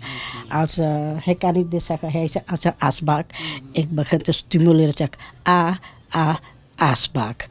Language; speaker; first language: Dutch; non-native, local second language; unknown